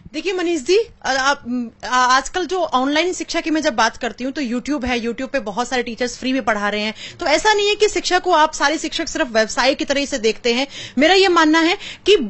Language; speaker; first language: Hindi; native; Hindi